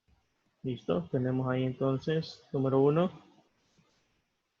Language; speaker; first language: Spanish; native; Spanish